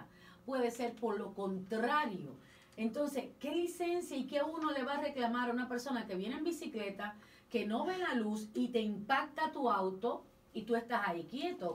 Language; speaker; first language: Spanish; native; Spanish